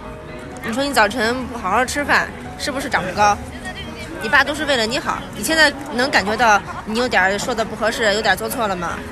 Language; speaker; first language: Chinese; native; Chinese